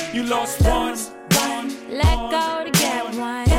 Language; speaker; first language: English; native; English